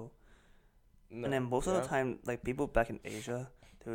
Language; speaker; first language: English; non-native, local second language; Cantonese